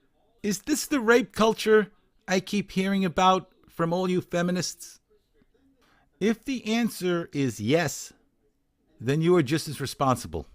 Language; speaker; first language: English; native; English